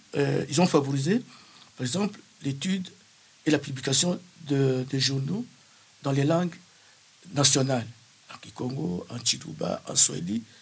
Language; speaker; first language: French; non-native, local second language; Kongo